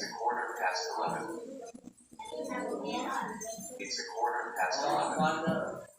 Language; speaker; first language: English; non-native, learner; Indonesian